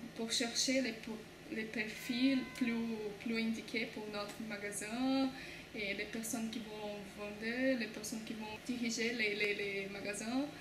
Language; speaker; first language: French; non-native, learner; Portuguese